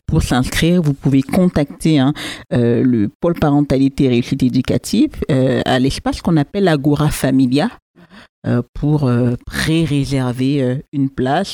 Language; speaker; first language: French; native; French